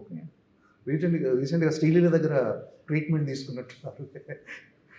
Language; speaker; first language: Telugu; native; Telugu